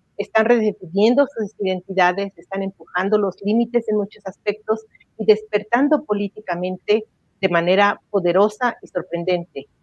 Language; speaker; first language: Spanish; native; Spanish